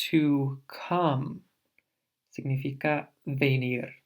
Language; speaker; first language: Spanish; non-native, fluent; English